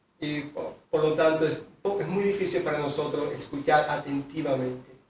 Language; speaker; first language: Spanish; native; Spanish